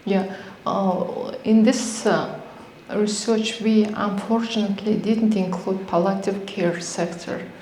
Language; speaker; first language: English; non-native, fluent; Mongolian